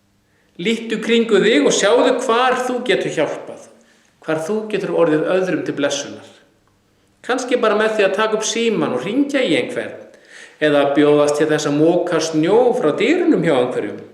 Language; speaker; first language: Icelandic; native; Icelandic